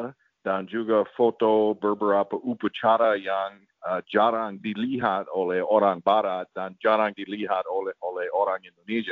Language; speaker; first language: Indonesian; non-native, fluent; English